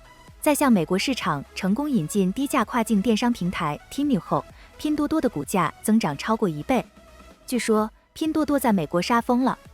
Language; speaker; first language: Chinese; native; Chinese